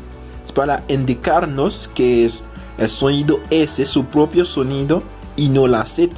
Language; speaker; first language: Spanish; non-native, fluent; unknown